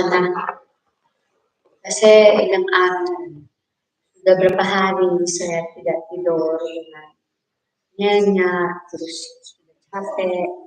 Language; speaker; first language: Indonesian; non-native, fluent; Filipino